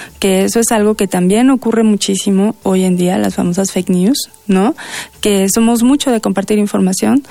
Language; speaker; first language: Spanish; native; Spanish